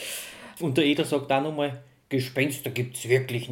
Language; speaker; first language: German; native; German